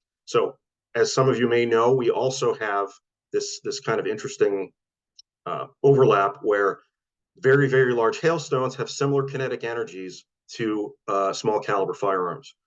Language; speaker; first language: English; native; English